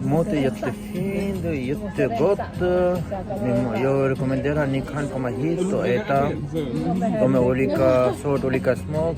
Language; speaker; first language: Swedish; non-native, learner; Urdu